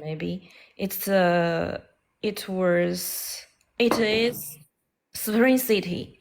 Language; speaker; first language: English; non-native, learner; Chinese